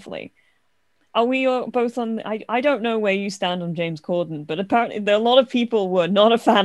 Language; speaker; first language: English; native; English